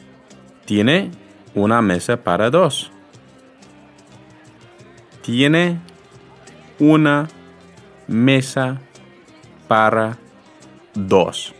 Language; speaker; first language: Spanish; non-native, fluent; English